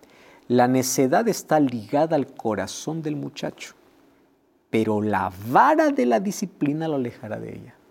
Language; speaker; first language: Spanish; native; Spanish